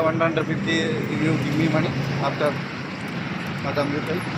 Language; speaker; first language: English; non-native, learner; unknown